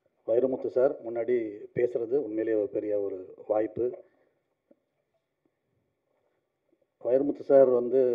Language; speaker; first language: Tamil; native; Tamil